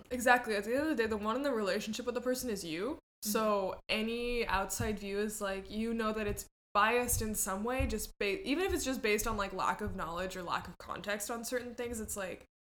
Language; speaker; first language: English; early bilingual, other home language; Spanish